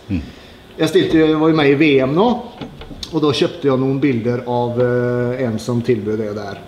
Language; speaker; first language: Norwegian; native; Norwegian